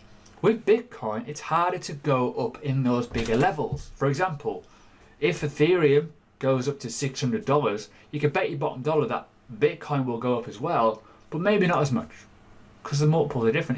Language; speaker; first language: English; native; English